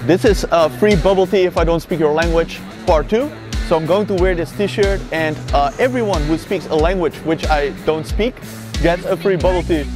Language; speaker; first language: English; non-native, fluent; Dutch